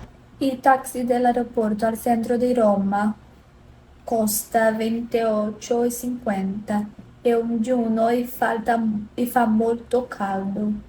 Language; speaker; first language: Italian; non-native, learner; Portuguese